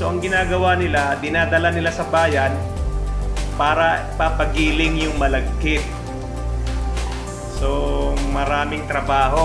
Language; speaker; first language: Filipino; non-native, local second language; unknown